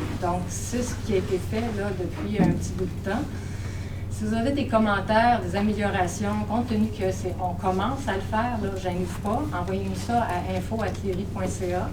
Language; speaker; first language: French; native; French